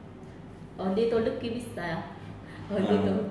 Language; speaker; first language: Korean; non-native, learner; Vietnamese